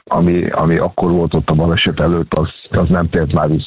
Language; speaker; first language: Hungarian; native; Hungarian